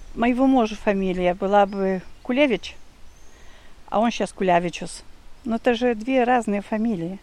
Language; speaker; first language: Russian; non-native, local second language; Polish